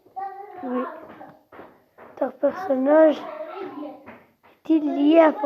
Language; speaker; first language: French; non-native, local second language; Arabic